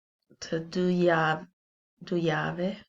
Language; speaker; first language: Albanian; non-native, learner; English